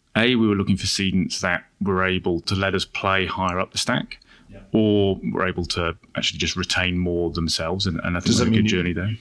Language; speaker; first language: English; native; English